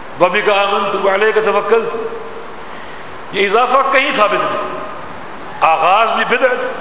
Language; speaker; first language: Urdu; non-native, local second language; Punjabi